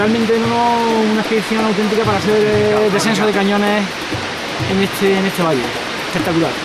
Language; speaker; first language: Spanish; native; Spanish